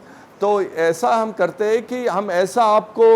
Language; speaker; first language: Hindi; non-native, local second language; Tamil